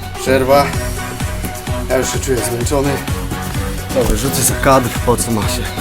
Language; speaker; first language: Polish; native; Polish